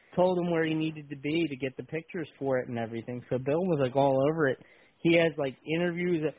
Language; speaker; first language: English; native; English